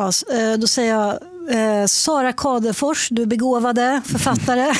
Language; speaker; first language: Swedish; native; Swedish